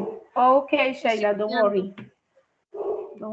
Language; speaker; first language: English; non-native, fluent; Spanish